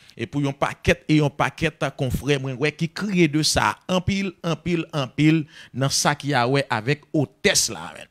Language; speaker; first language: French; non-native, local second language; Haitian Creole